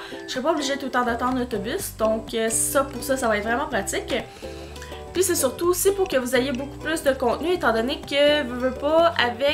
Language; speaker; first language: French; native; French